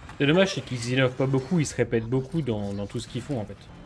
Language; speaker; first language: French; native; French